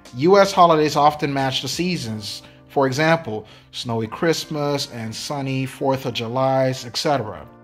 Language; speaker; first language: English; native; English